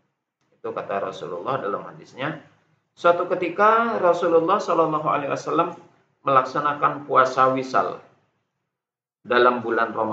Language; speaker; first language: Indonesian; native; Indonesian